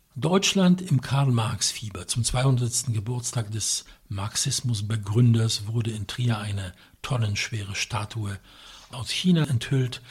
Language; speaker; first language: German; non-native, fluent; Polish